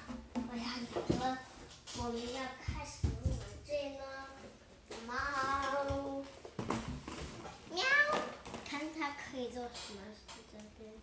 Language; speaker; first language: Chinese; early bilingual, heritage; Chinese